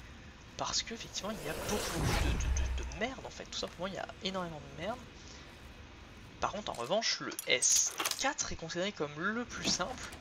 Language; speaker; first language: French; native; French